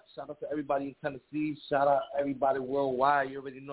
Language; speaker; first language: English; early bilingual, other home language; Spanish